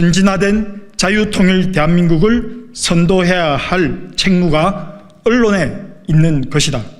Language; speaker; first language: Korean; native; Korean